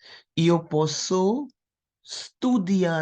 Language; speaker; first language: Italian; non-native, fluent; Hindi